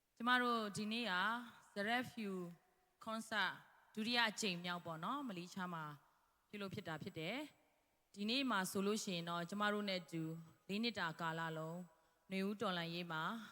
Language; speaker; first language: Burmese; non-native, local second language; Tedim Chin